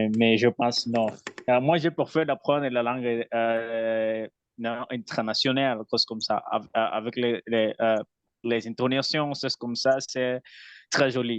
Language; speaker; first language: French; non-native, learner; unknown